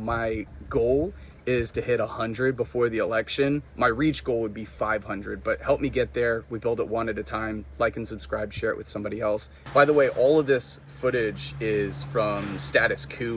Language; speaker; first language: English; native; English